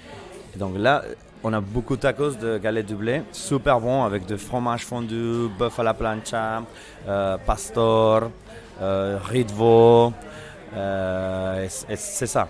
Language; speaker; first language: French; non-native, fluent; Spanish